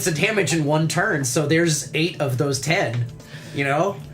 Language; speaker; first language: English; native; English